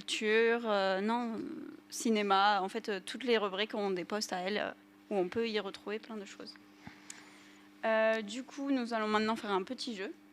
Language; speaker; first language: French; native; French